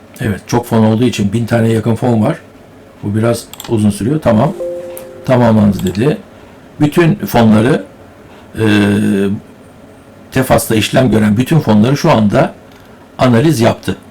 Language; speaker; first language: Turkish; native; Turkish